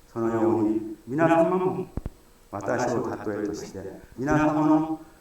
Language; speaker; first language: Japanese; non-native, fluent; Korean